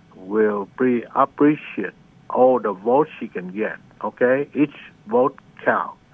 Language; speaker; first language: English; non-native, learner; Vietnamese